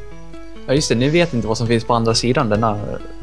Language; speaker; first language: Swedish; native; Swedish